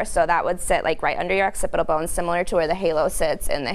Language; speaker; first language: English; native; English